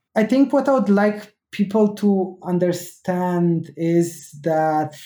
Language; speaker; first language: English; non-native, fluent; Romanian